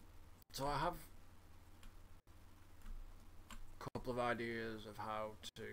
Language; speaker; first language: English; native; English